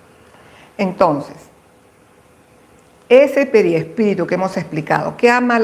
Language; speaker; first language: Spanish; native; Spanish